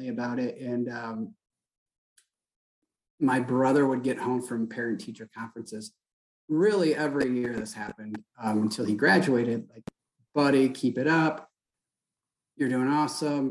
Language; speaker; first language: English; native; English